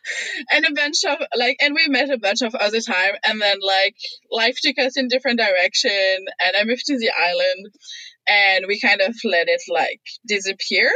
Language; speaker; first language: English; non-native, fluent; French